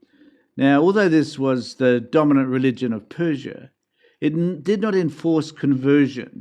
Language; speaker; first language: English; native; English